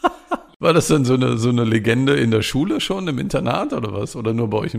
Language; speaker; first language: German; native; German